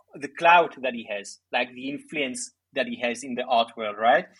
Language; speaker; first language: English; early bilingual, other home language; Greek